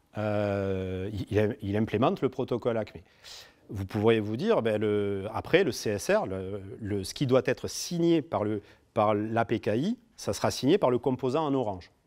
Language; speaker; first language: French; native; French